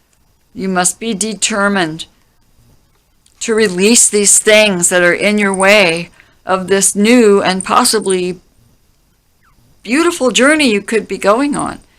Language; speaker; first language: English; native; English